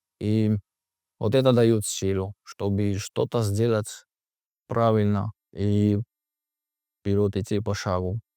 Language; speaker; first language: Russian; non-native, learner; Georgian